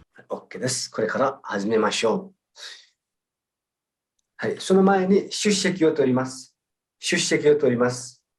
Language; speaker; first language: Japanese; non-native, fluent; Nepali